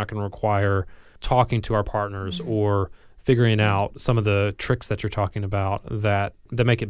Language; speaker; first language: English; native; English